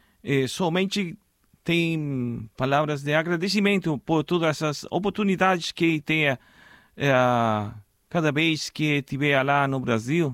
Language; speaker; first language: Portuguese; non-native, learner; Spanish